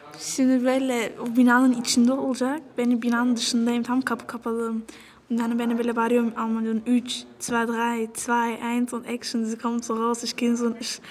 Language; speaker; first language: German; early bilingual, other home language; Turkish